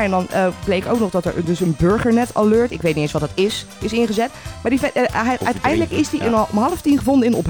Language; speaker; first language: Dutch; native; Dutch